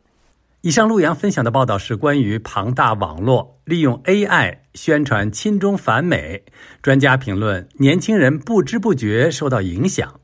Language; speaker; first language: Chinese; native; Chinese